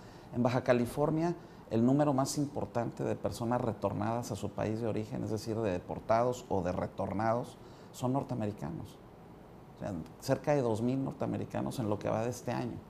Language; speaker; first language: Spanish; native; Spanish